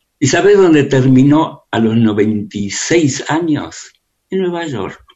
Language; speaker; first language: Spanish; early bilingual, other home language; Russian